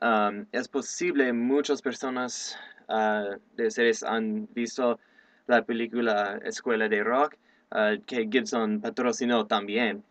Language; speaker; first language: Spanish; non-native, learner; English